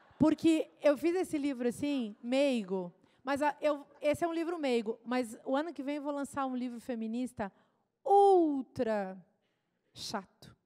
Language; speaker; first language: Portuguese; native; Portuguese